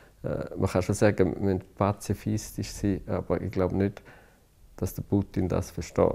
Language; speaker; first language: German; native; German